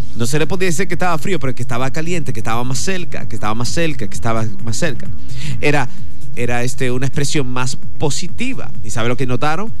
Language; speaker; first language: Spanish; native; Spanish